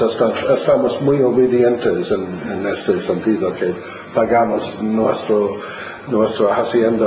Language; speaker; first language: Spanish; non-native, fluent; English